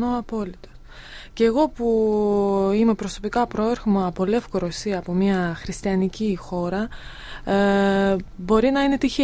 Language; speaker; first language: Greek; non-native, fluent; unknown